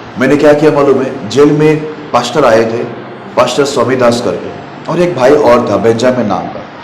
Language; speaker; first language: Hindi; non-native, local second language; Marathi